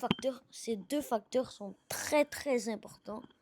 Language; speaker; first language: French; non-native, learner; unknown